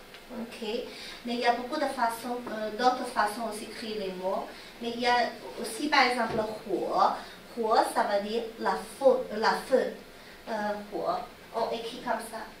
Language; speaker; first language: French; non-native, learner; Chinese